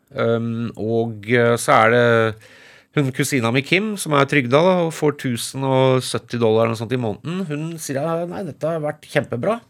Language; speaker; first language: Norwegian; early bilingual, other home language; English